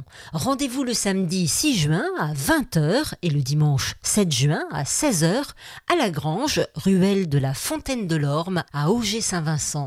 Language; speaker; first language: French; native; French